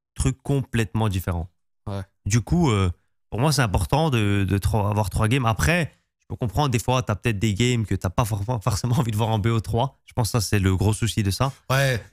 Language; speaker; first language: French; native; French